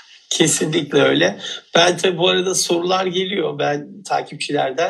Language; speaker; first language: Turkish; native; Turkish